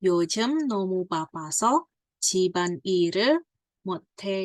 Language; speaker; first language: Korean; non-native, learner; Indonesian